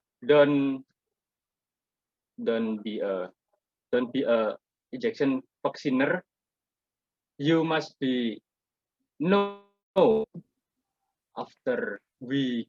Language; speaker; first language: English; non-native, learner; Indonesian